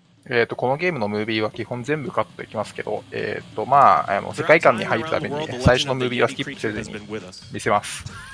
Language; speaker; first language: Japanese; native; Japanese